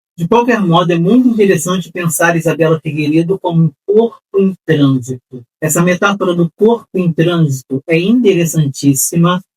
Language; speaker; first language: Portuguese; native; Portuguese